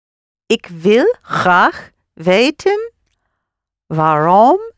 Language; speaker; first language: Dutch; non-native, learner; English